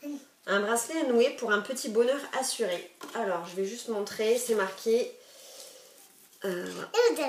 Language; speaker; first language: French; native; French